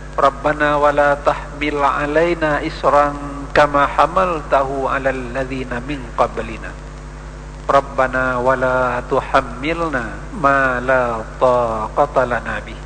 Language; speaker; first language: Indonesian; non-native, local second language; Achinese